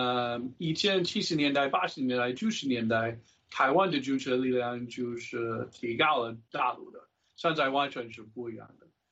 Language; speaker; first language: Chinese; non-native, fluent; English